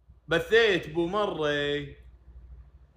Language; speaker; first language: Arabic; native; Arabic